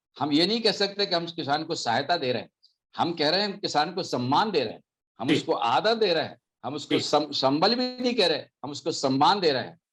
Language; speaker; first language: Hindi; native; Hindi